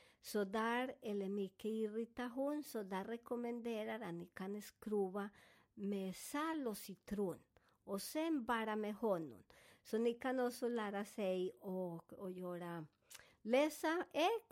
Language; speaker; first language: Swedish; non-native, fluent; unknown